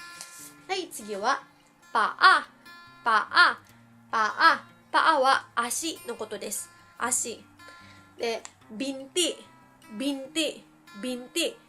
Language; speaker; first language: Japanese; early bilingual, heritage; Filipino